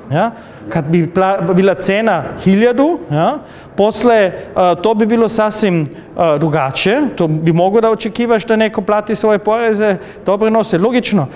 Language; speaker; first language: Serbian; non-native, fluent; German